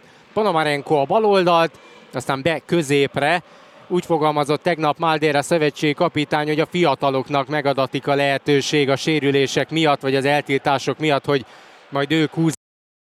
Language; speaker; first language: Hungarian; native; Hungarian